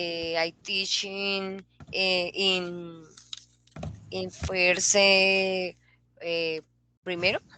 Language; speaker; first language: English; non-native, learner; Spanish